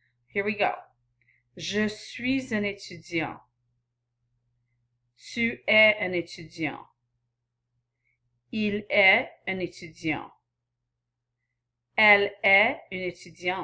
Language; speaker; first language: French; non-native, fluent; English